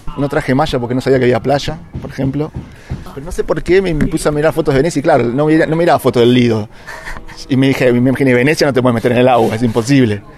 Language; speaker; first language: Spanish; native; Spanish